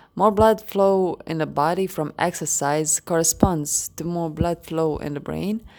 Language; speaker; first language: English; non-native, fluent; Croatian